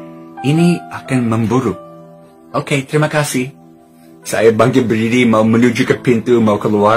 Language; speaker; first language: Indonesian; non-native, fluent; English